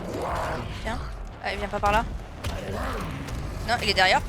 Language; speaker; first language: French; native; French